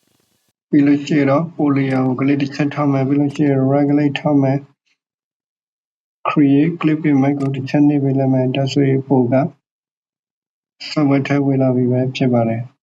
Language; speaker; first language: Burmese; native; Burmese